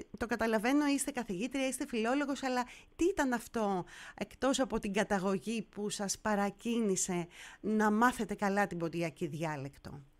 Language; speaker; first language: Greek; native; Greek